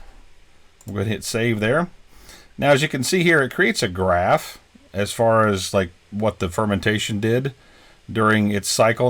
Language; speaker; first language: English; native; English